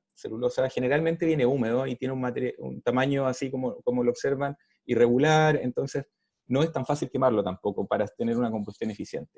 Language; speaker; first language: Spanish; native; Spanish